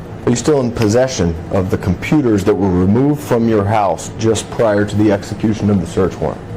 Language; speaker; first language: English; native; English